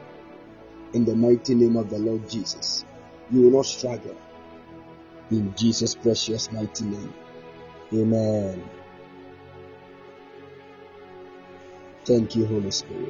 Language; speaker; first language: English; non-native, local second language; Akan